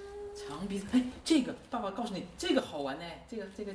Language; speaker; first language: Chinese; native; Chinese